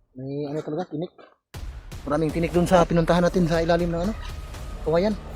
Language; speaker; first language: Filipino; non-native, local second language; Cebuano